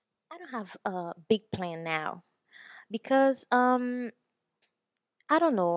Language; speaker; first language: English; non-native, learner; Haitian Creole